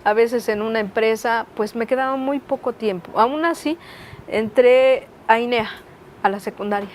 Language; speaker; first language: Spanish; non-native, local second language; Nahuatl languages